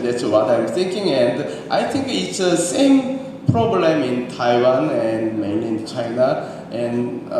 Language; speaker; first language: English; non-native, learner; Korean